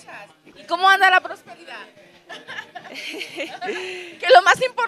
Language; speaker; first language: Spanish; native; Spanish